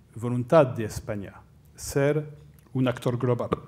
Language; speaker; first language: Spanish; non-native, fluent; French